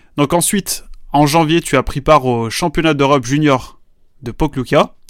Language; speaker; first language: French; native; French